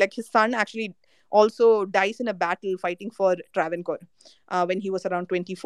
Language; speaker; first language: English; non-native, local second language; Malayalam